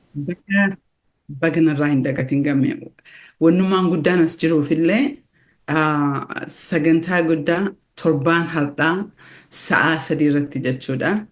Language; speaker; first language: Oromo; early bilingual, heritage; Oromo